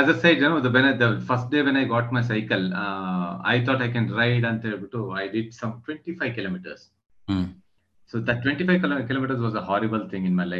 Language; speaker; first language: English; non-native, local second language; Kannada